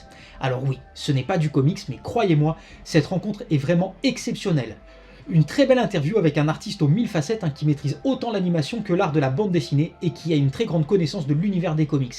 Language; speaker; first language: French; native; French